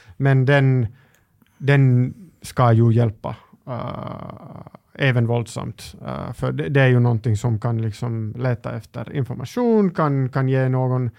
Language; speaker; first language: Swedish; non-native, local second language; Finnish